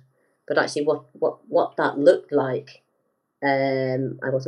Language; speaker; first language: English; native; English